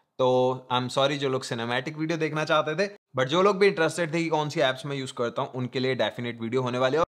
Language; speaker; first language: Hindi; non-native, local second language; Punjabi